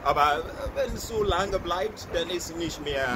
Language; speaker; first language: German; non-native, fluent; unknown